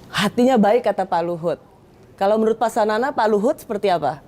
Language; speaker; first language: Indonesian; native; Indonesian